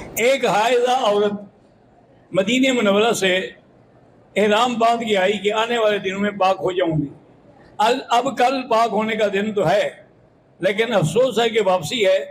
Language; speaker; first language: Urdu; native; Urdu